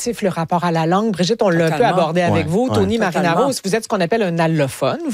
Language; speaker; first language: French; native; French